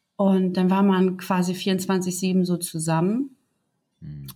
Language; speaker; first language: German; native; German